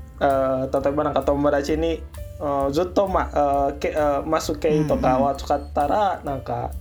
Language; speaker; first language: Japanese; non-native, learner; Indonesian